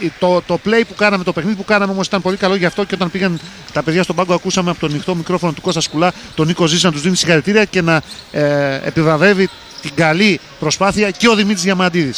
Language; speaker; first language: Greek; native; Greek